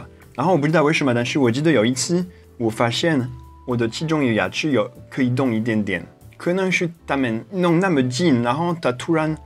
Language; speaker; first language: Chinese; non-native, fluent; French